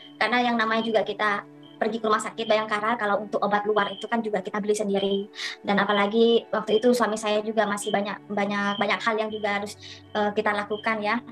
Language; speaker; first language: Indonesian; non-native, local second language; Madurese